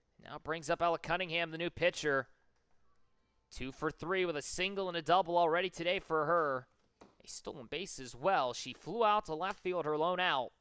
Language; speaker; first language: English; native; English